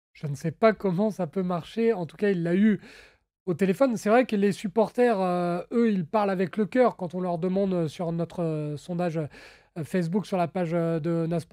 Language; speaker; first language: French; native; French